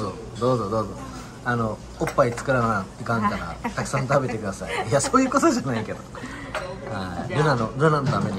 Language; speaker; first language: Japanese; native; Japanese